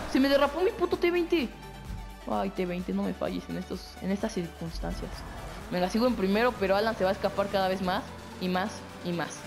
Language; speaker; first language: Spanish; native; Spanish